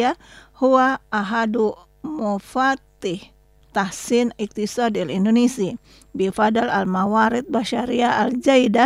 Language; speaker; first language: Arabic; non-native, fluent; Indonesian